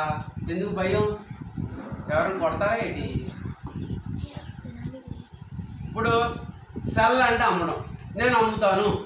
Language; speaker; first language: Telugu; native; Telugu